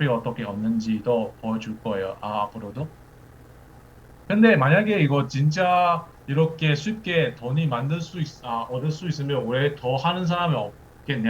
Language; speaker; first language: Korean; early bilingual, heritage; English